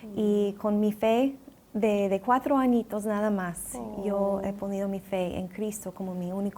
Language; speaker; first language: Spanish; non-native, fluent; English